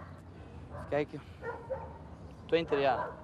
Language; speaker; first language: Dutch; non-native, learner; Portuguese